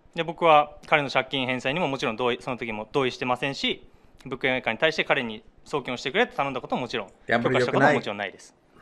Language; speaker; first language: Japanese; native; Japanese